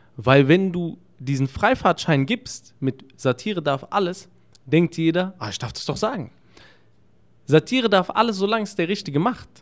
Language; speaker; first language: German; early bilingual, other home language; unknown